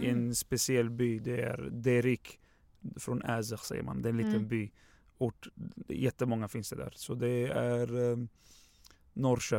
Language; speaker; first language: Swedish; non-native, fluent; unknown